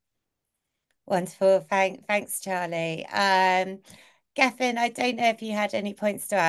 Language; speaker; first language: English; native; English